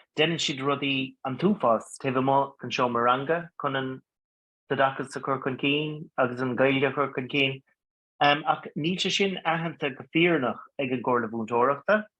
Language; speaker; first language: Irish; non-native, local second language; English